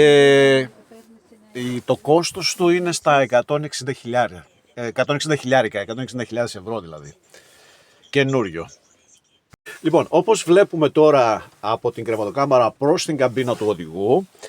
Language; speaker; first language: Greek; native; Greek